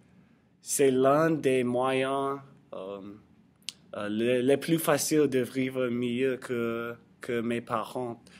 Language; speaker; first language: French; non-native, learner; English